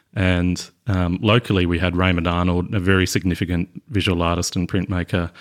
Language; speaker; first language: English; native; English